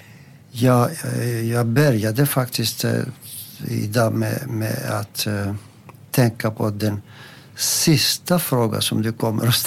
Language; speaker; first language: Swedish; non-native, fluent; Greek